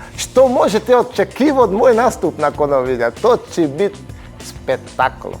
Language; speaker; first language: Bosnian; non-native, fluent; Portuguese